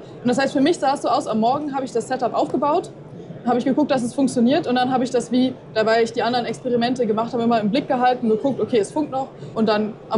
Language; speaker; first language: German; native; German